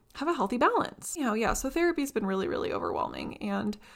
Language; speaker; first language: English; native; English